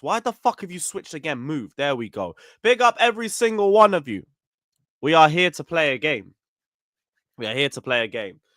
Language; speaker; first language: English; native; English